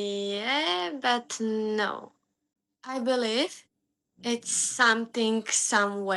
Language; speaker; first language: English; non-native, learner; Slovak